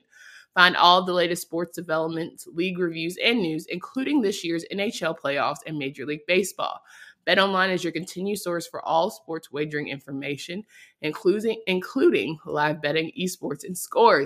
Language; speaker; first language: English; native; English